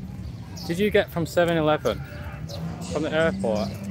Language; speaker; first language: English; native; English